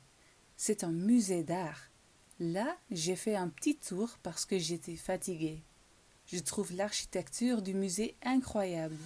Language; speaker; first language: French; non-native, learner; Dutch